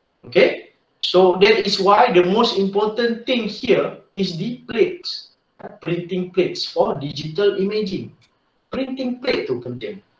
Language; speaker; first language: English; non-native, local second language; Malay